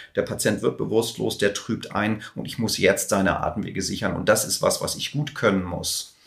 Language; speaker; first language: German; native; German